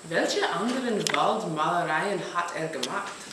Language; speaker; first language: German; non-native, learner; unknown